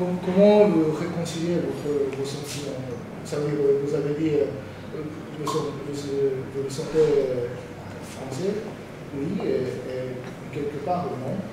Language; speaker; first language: French; non-native, learner; Japanese